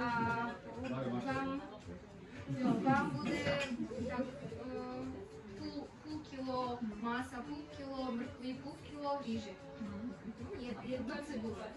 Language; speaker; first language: Czech; non-native, learner; Kara-Kalpak